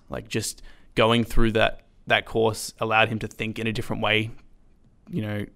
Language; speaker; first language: English; native; English